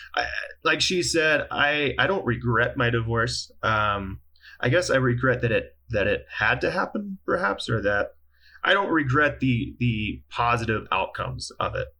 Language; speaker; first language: English; native; English